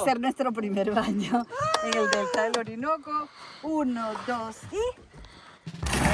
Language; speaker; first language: Spanish; native; Spanish